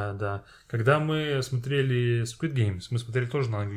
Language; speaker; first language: Russian; non-native, fluent; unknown